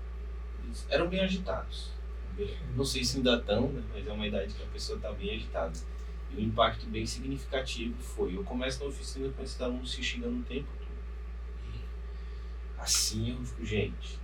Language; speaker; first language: Portuguese; native; Portuguese